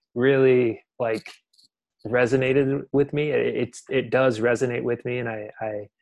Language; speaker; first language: English; native; English